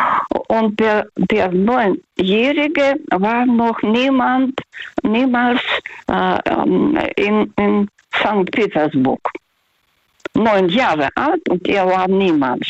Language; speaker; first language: German; non-native, fluent; Russian